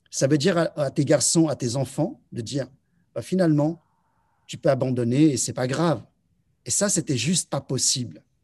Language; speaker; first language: French; early bilingual, other home language; Chinese